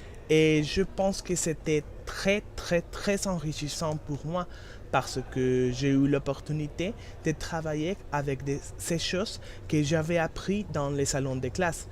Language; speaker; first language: French; non-native, learner; Spanish